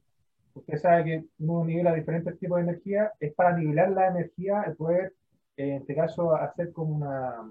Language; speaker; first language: Spanish; native; Spanish